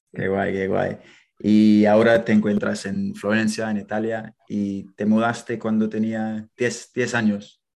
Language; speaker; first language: Spanish; non-native, fluent; English